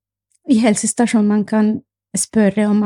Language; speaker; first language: Norwegian; non-native, fluent; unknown